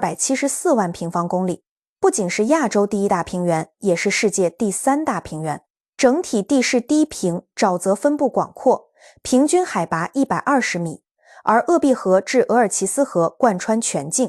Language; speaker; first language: Chinese; native; Chinese